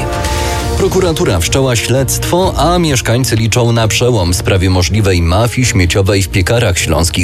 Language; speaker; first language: Polish; native; Polish